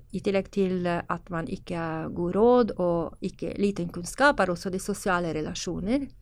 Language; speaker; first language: Norwegian; non-native, fluent; Italian